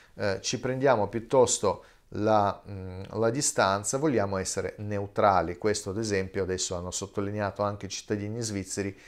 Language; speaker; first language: Italian; native; Italian